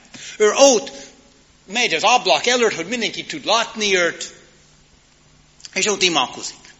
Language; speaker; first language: Hungarian; non-native, learner; English